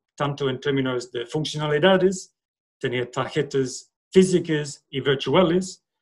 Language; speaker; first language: Spanish; non-native, fluent; English